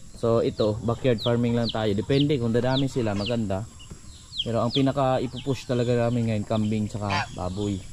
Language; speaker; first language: Filipino; non-native, local second language; Cebuano